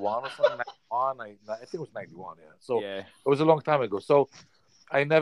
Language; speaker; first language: English; non-native, fluent; Polish